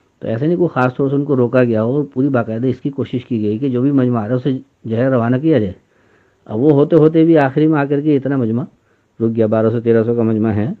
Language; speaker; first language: Urdu; native; Urdu